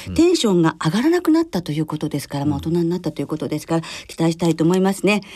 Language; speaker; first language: Japanese; native; Japanese